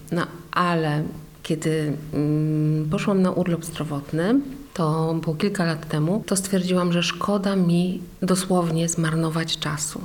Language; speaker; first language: Polish; native; Polish